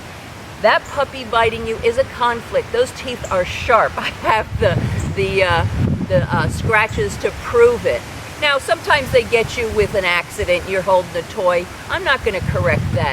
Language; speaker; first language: English; native; English